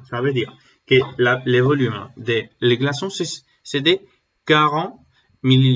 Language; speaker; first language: French; non-native, learner; Spanish